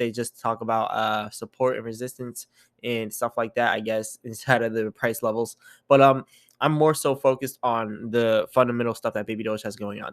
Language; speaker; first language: English; native; English